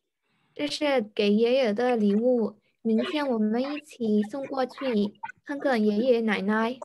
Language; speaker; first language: Chinese; non-native, learner; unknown